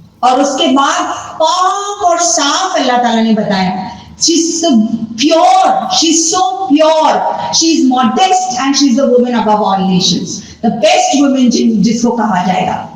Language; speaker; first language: Urdu; native; Urdu